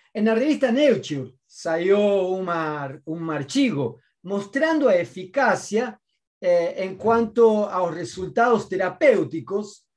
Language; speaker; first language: Spanish; native; Spanish